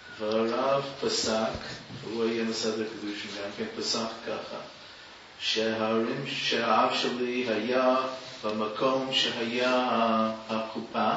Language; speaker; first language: Hebrew; non-native, fluent; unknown